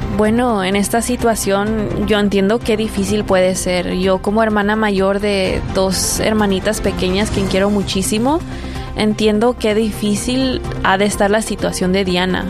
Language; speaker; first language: Spanish; early bilingual, heritage; Spanish